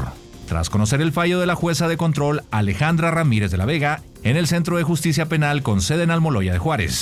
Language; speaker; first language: Spanish; native; Spanish